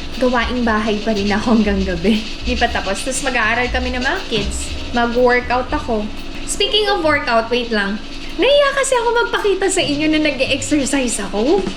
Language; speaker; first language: Filipino; native; Filipino